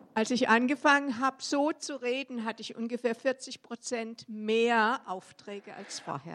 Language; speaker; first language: German; native; German